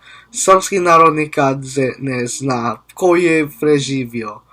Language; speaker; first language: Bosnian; non-native, learner; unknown